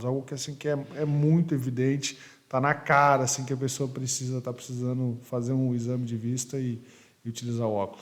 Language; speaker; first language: Portuguese; native; Portuguese